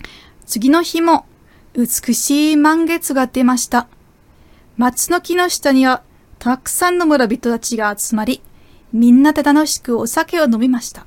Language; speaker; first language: Japanese; non-native, fluent; German